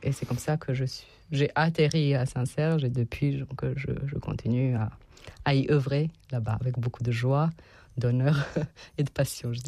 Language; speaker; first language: French; non-native, fluent; Serbian